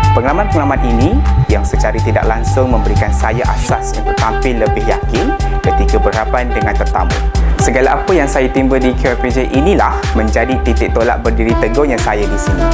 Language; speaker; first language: Malay; native; Malay